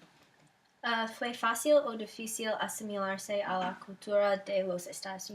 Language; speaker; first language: Spanish; non-native, learner; English